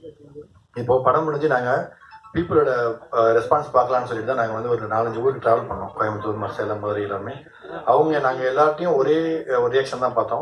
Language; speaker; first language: Tamil; native; Tamil